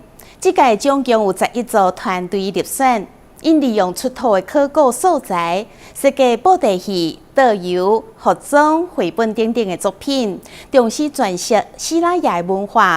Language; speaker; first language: Chinese; native; Chinese